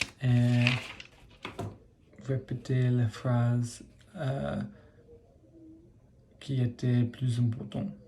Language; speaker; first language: French; non-native, learner; English